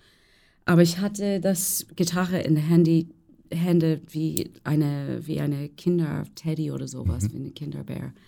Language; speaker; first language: German; non-native, learner; English